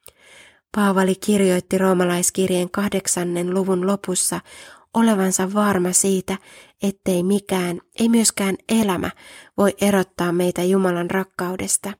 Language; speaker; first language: Finnish; native; Finnish